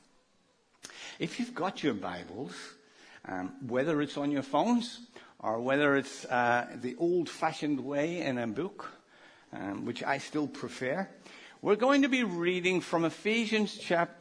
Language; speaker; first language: English; native; English